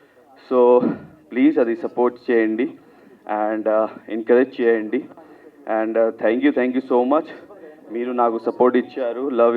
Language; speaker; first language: Telugu; non-native, learner; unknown